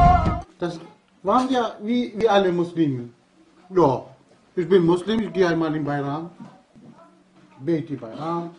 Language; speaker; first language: German; early bilingual, other home language; Albanian